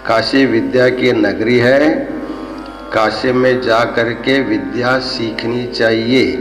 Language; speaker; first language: Hindi; non-native, local second language; Kannada